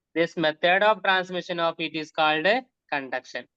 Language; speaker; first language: English; non-native, local second language; Malayalam